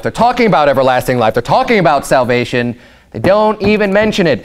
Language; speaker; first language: English; native; English